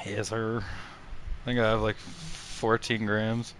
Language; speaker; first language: English; native; English